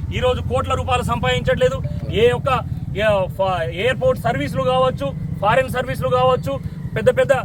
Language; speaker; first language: Telugu; non-native, local second language; Lambadi